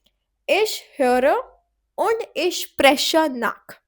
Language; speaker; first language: German; non-native, fluent; Hindi